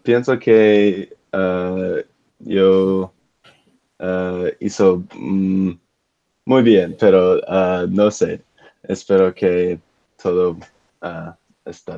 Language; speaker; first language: Spanish; non-native, learner; English